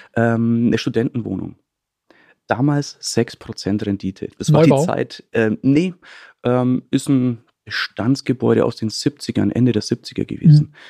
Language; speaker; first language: German; native; German